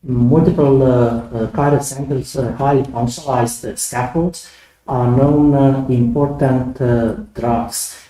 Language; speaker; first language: English; non-native, fluent; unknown